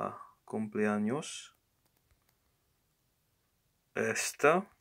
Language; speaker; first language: Spanish; non-native, learner; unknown